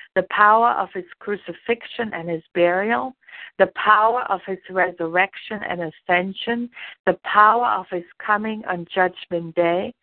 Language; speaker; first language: English; non-native, fluent; German